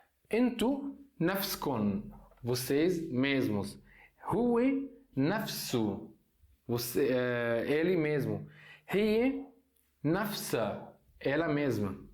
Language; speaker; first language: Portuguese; non-native, fluent; Arabic